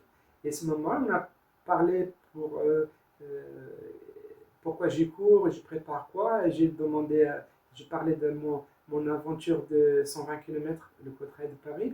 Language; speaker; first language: French; non-native, learner; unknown